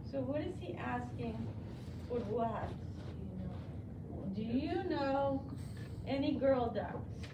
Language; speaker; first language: English; native; English